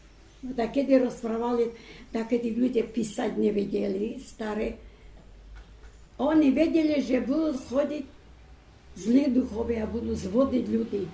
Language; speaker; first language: Slovak; non-native, learner; Ukrainian